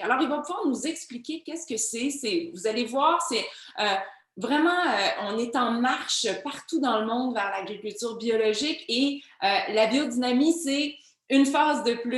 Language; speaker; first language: French; native; French